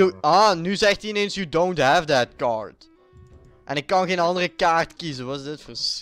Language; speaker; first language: Dutch; native; Dutch